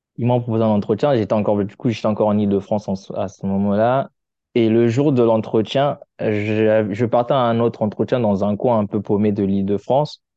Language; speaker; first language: French; non-native, local second language; Lingala